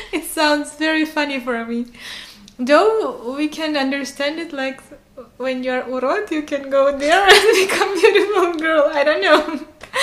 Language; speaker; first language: English; non-native, fluent; Armenian